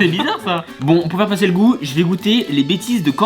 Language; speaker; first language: French; native; French